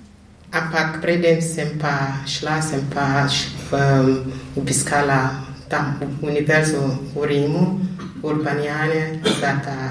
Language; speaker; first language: Slovenian; non-native, fluent; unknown